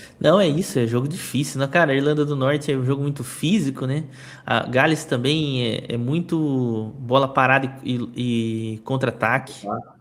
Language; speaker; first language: Portuguese; native; Portuguese